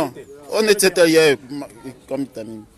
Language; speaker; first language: German; non-native, learner; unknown